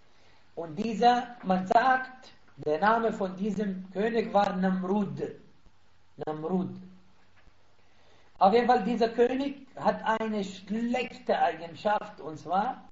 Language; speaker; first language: German; non-native, fluent; Arabic